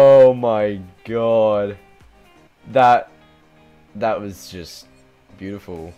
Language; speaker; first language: English; native; English